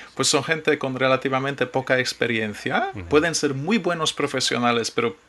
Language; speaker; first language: Spanish; non-native, fluent; Polish